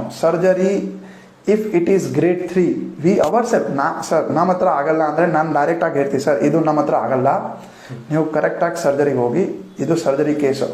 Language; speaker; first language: Kannada; non-native, local second language; Gujarati